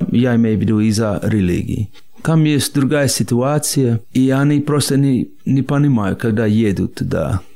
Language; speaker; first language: Russian; non-native, fluent; English